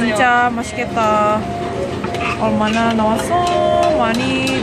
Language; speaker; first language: Korean; non-native, learner; Indonesian